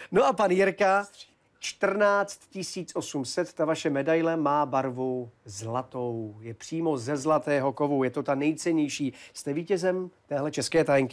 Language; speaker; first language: Czech; native; Czech